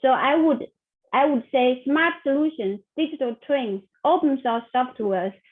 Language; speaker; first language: English; non-native, fluent; Chinese